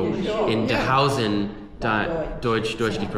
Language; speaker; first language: German; non-native, learner; English